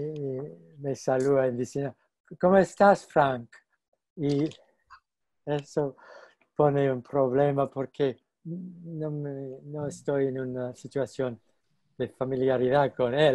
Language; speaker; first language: Spanish; non-native, fluent; English